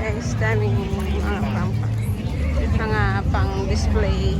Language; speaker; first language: Filipino; native; Filipino